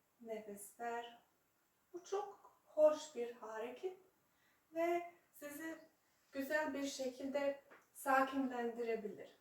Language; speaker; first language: Turkish; non-native, fluent; Serbian